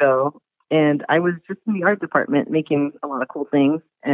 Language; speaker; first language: English; native; English